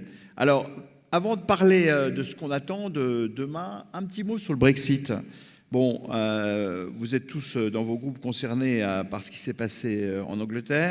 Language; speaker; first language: French; native; French